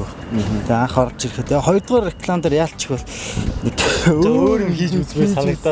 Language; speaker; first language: Mongolian; native; Mongolian